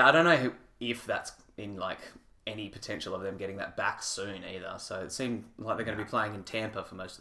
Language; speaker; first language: English; native; English